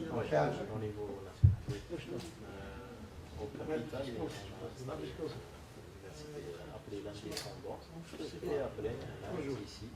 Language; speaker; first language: French; non-native, local second language; Arabic